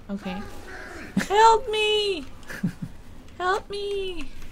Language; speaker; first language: English; non-native, learner; Korean